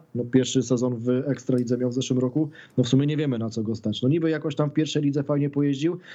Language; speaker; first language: Polish; native; Polish